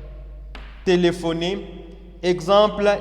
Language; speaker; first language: French; non-native, learner; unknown